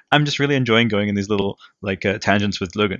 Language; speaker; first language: English; non-native, fluent; Italian